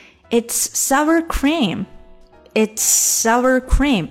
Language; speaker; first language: English; non-native, fluent; Chinese